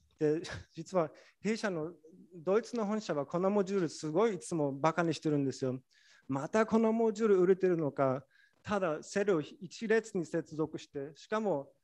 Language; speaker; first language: Japanese; non-native, fluent; German